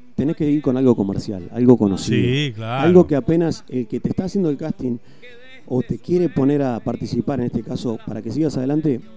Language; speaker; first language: Spanish; native; Spanish